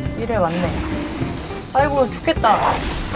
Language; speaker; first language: Korean; native; Korean